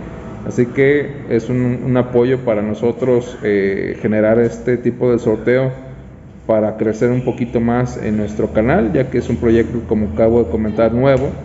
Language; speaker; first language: Spanish; native; Spanish